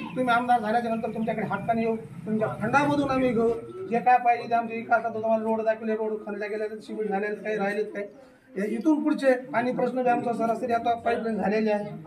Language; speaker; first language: Marathi; non-native, local second language; Lambadi